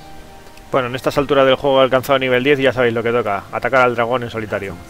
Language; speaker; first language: Spanish; native; Spanish